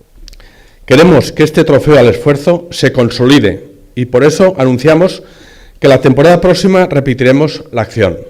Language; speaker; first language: Spanish; native; Spanish